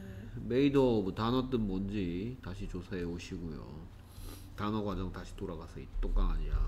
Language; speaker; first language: Korean; native; Korean